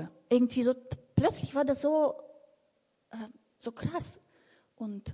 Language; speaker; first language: German; non-native, fluent; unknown